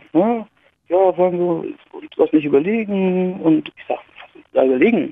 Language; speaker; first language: German; native; German